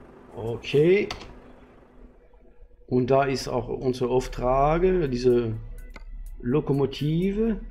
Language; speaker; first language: German; non-native, learner; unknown